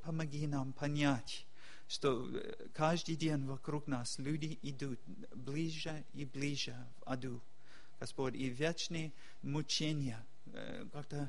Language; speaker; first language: Russian; non-native, fluent; English